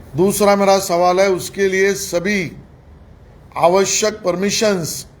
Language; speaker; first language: Hindi; non-native, local second language; Marathi